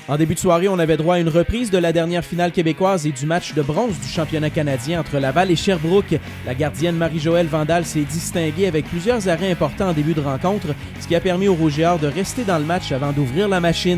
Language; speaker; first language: French; native; French